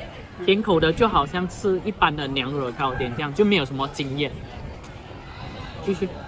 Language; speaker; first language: Chinese; native; Chinese